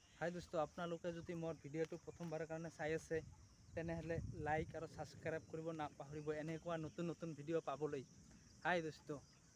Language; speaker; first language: Assamese; native; Assamese